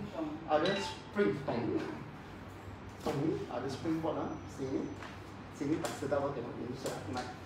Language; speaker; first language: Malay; non-native, local second language; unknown